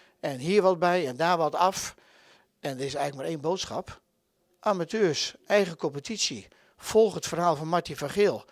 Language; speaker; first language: Dutch; native; Dutch